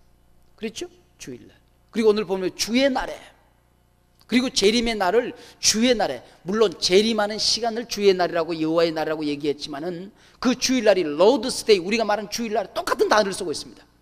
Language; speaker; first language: Korean; native; Korean